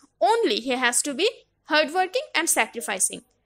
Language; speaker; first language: English; non-native, local second language; Bangla